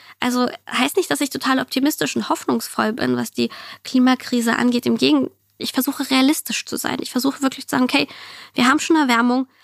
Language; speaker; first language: German; early bilingual, other home language; Russian